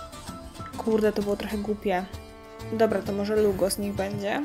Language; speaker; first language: Polish; native; Polish